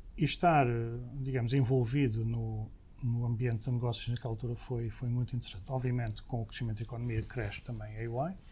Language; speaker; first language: Portuguese; early bilingual, heritage; Portuguese